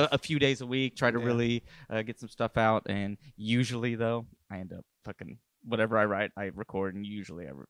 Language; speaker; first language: English; native; English